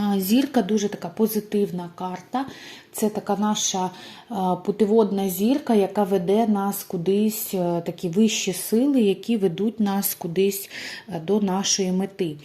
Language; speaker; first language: Ukrainian; non-native, local second language; Russian